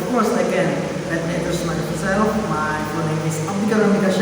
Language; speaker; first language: English; non-native, learner; Indonesian